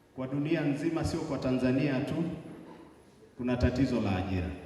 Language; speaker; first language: Swahili; non-native, local second language; Masai